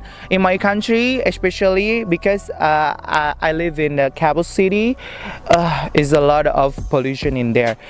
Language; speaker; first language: English; non-native, learner; Indonesian